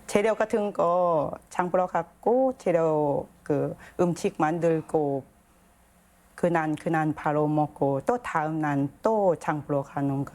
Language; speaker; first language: Korean; non-native, learner; Thai